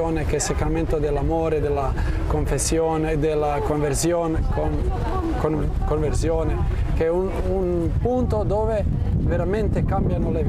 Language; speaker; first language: Italian; non-native, fluent; Croatian